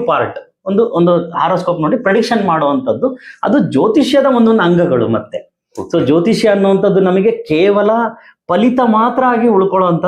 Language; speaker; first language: Kannada; native; Kannada